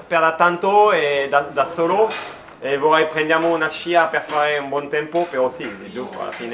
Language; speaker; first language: Italian; non-native, learner; French